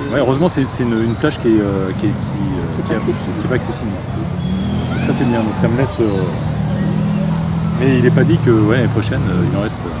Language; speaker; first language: French; native; French